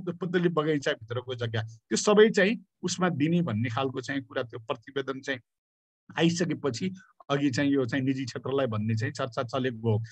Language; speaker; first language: Nepali; native; Nepali